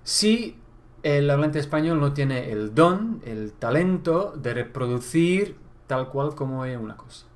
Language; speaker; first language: Spanish; non-native, fluent; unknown